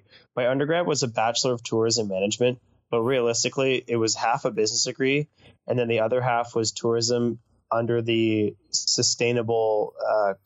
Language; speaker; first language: English; native; English